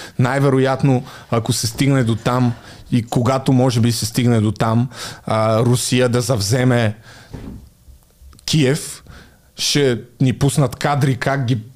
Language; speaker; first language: Bulgarian; native; Bulgarian